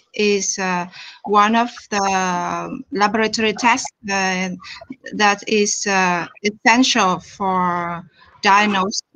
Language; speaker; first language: English; non-native, fluent; Vietnamese